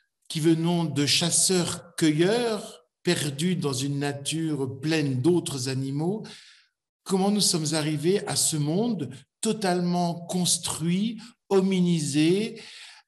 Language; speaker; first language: French; native; French